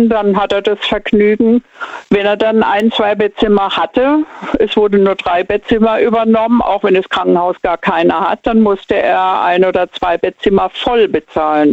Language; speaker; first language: German; native; German